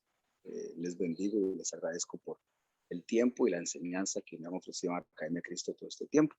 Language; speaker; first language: Spanish; native; Spanish